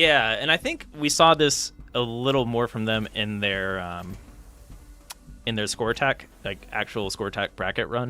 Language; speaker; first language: English; native; English